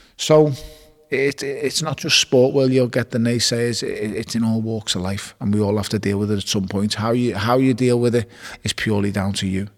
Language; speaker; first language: English; native; English